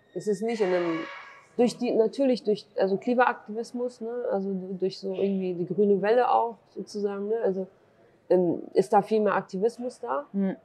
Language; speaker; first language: German; early bilingual, other home language; Kurdish